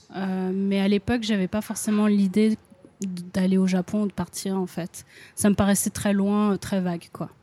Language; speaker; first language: French; native; French